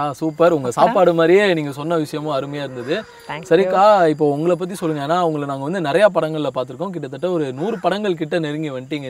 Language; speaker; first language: Tamil; native; Tamil